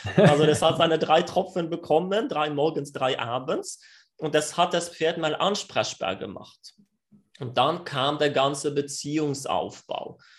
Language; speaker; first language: German; non-native, fluent; French